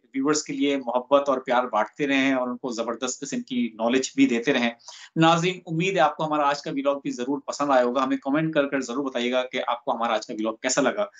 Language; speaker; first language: Urdu; native; Urdu